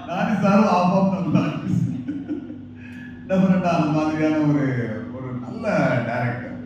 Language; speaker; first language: Tamil; native; Tamil